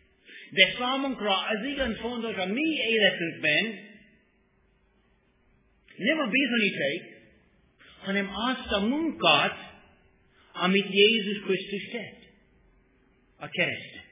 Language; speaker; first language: Hungarian; non-native, learner; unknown